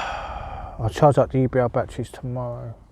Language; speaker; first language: English; native; English